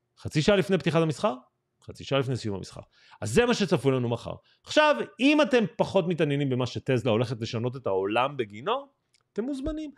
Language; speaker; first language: Hebrew; native; Hebrew